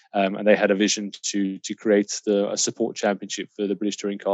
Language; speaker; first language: English; native; English